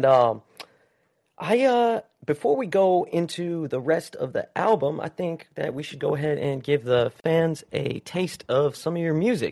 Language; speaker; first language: English; native; English